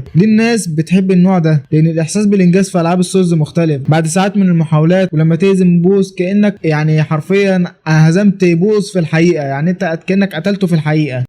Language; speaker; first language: Arabic; native; Arabic